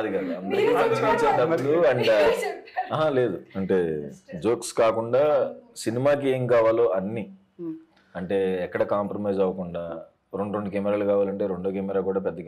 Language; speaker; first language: Telugu; native; Telugu